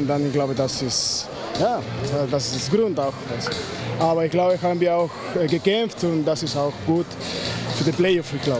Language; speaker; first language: German; non-native, learner; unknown